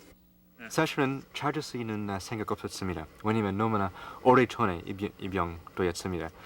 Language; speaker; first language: Korean; non-native, fluent; English